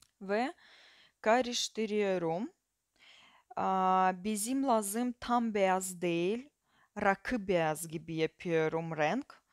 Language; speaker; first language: Turkish; non-native, fluent; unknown